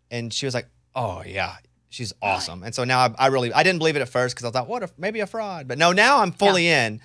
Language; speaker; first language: English; native; English